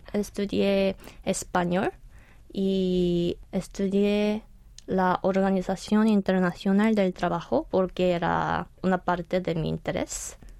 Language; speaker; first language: Spanish; non-native, fluent; Korean